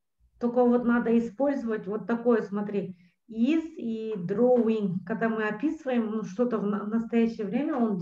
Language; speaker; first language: Russian; native; Russian